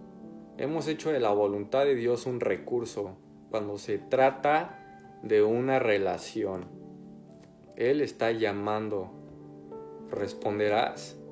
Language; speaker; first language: Spanish; native; Spanish